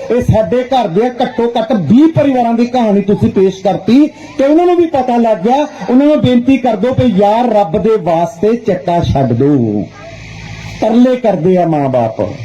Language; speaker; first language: Punjabi; non-native, local second language; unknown